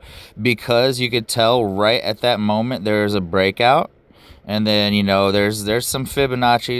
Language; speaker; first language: English; native; English